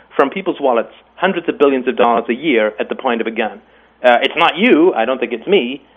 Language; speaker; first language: English; native; English